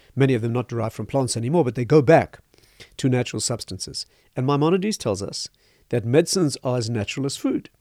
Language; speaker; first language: English; native; English